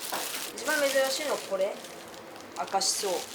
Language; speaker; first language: Japanese; native; Japanese